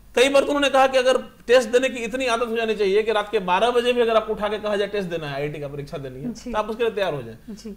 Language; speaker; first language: Hindi; native; Hindi